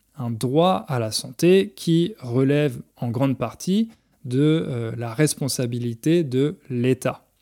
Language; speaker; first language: French; native; French